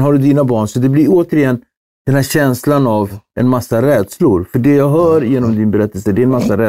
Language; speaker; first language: Swedish; native; Swedish